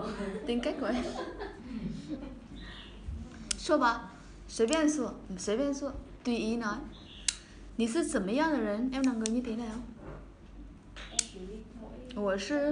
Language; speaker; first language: Chinese; non-native, fluent; Vietnamese